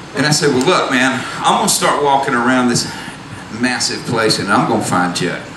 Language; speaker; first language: English; native; English